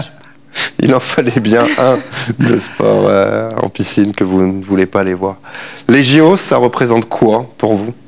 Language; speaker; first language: French; native; French